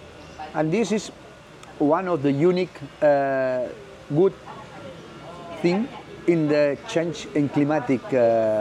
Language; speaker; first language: English; non-native, learner; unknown